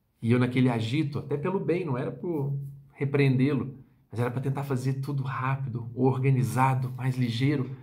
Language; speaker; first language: Portuguese; native; Portuguese